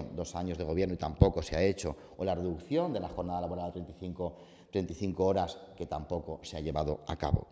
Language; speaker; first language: Spanish; native; Spanish